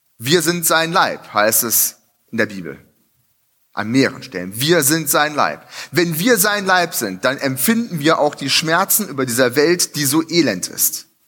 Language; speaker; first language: German; native; German